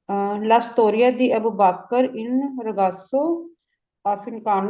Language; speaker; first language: Italian; non-native, learner; Urdu